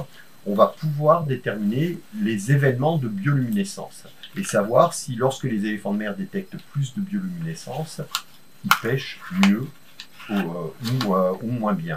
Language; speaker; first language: French; native; French